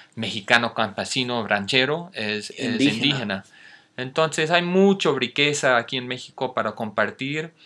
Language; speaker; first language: Spanish; non-native, fluent; English